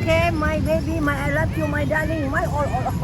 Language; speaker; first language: English; non-native, learner; Indonesian